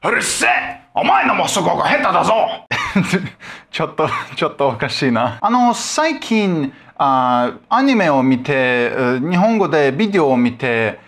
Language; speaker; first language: Japanese; non-native, learner; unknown